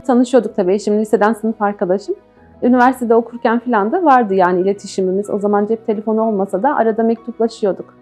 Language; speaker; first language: Turkish; native; Turkish